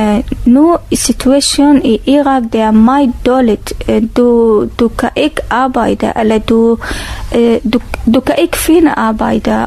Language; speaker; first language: Danish; non-native, learner; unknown